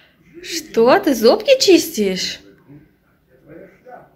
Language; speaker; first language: Russian; native; Russian